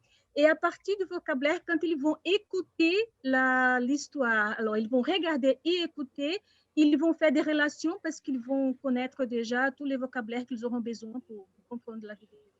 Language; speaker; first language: French; non-native, fluent; Portuguese